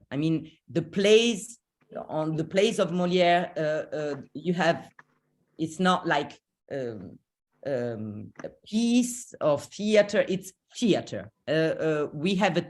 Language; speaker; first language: English; non-native, fluent; Italian